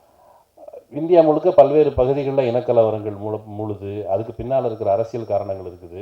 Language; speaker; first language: Tamil; native; Tamil